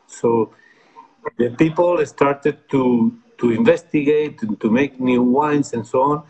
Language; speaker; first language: English; non-native, fluent; Spanish